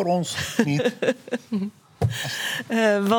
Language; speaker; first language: Dutch; non-native, learner; Arabic